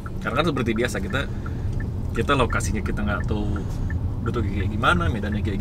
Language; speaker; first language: Indonesian; native; Indonesian